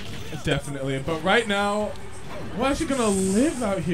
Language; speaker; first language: English; native; English